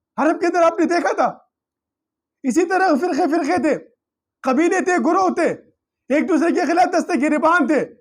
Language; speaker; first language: Urdu; non-native, local second language; Pashto